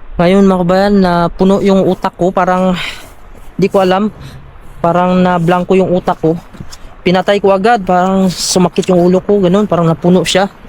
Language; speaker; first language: Filipino; non-native, local second language; Cebuano